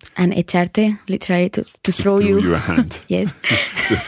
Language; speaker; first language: English; non-native, fluent; Spanish